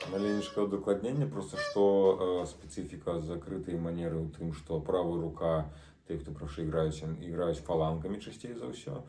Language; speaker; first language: Russian; non-native, local second language; Belarusian